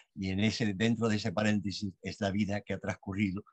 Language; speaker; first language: Spanish; native; Spanish